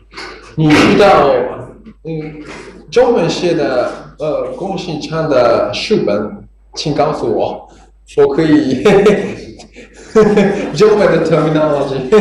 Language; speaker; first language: Chinese; non-native, learner; Japanese